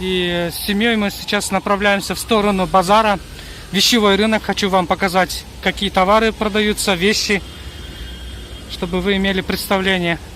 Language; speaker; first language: Russian; non-native, local second language; Kyrgyz